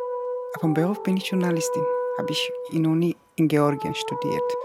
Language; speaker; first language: German; non-native, learner; Georgian